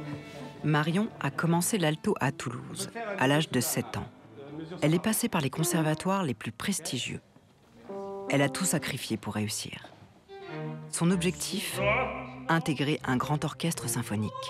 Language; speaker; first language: French; native; French